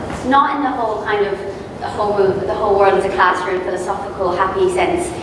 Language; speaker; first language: English; native; English